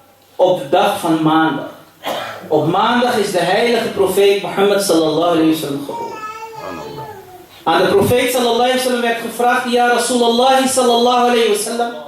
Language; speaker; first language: Dutch; early bilingual, other home language; Urdu